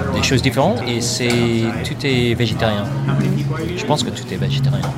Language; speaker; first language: French; non-native, fluent; English